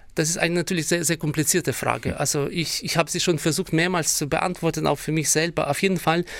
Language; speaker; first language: German; non-native, fluent; Ukrainian